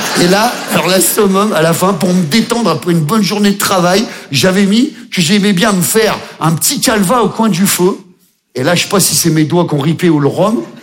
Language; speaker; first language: French; native; French